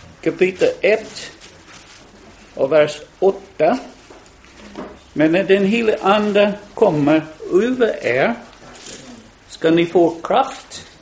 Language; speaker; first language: Swedish; non-native, fluent; English